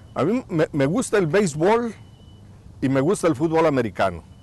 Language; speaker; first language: Spanish; native; Spanish